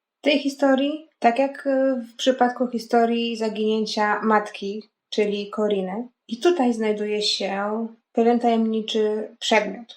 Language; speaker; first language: Polish; native; Polish